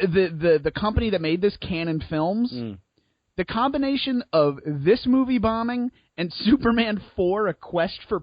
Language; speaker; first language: English; native; English